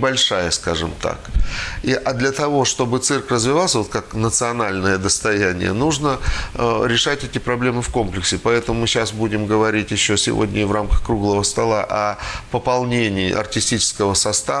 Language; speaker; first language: Russian; native; Russian